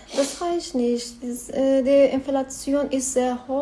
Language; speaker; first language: German; non-native, learner; Persian